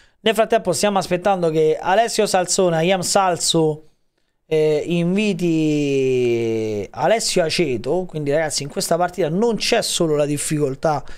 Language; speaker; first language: Italian; native; Italian